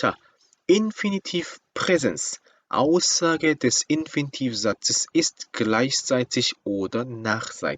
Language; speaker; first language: German; non-native, fluent; Korean